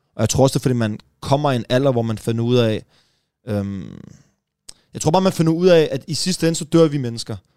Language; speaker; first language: Danish; early bilingual, other home language; Persian